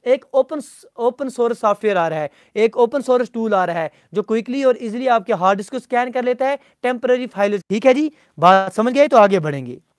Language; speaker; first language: Hindi; non-native, local second language; Punjabi